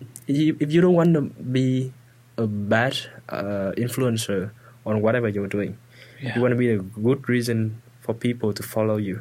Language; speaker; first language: English; non-native, fluent; Vietnamese